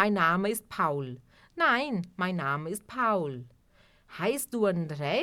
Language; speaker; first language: German; non-native, fluent; Portuguese